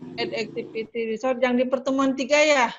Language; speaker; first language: Indonesian; native; Indonesian